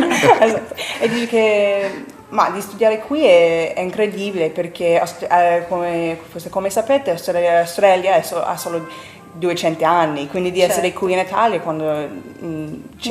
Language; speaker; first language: Italian; non-native, fluent; English